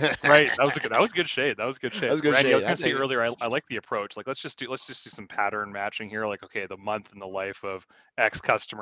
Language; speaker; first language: English; native; English